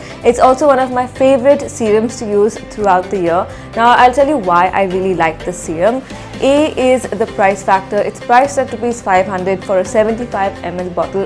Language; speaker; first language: English; non-native, local second language; Hindi